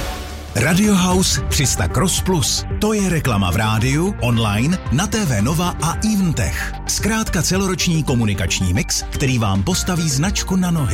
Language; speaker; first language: Czech; native; Czech